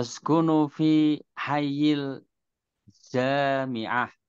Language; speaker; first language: Arabic; non-native, learner; Indonesian